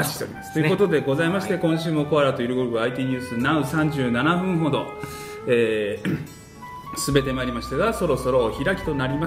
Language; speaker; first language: Japanese; native; Japanese